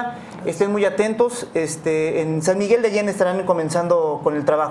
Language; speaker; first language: Spanish; native; Spanish